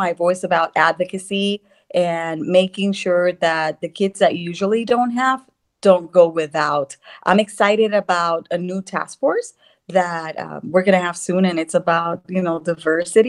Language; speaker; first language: English; non-native, fluent; Spanish